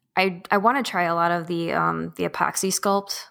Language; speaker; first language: English; native; English